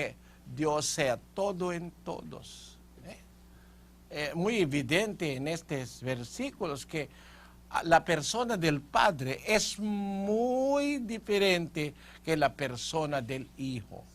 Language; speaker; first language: Spanish; non-native, fluent; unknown